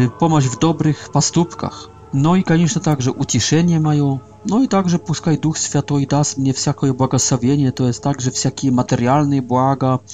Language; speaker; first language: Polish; non-native, learner; Russian